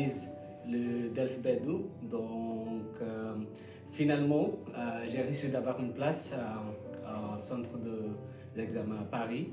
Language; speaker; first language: French; non-native, fluent; Bangla